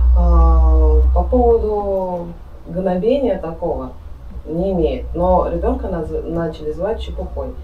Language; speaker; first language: Russian; native; Russian